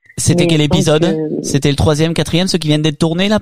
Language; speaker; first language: French; native; French